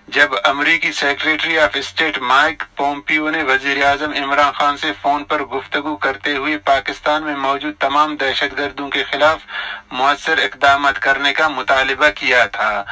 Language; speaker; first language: Urdu; non-native, local second language; Baluchi